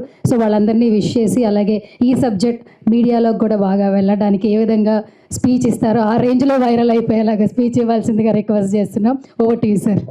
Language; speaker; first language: Telugu; native; Telugu